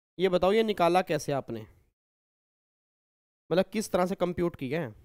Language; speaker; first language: Hindi; native; Hindi